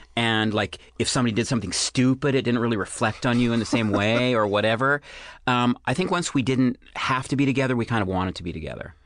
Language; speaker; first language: English; native; English